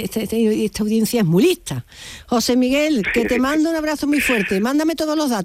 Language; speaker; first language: Spanish; native; Spanish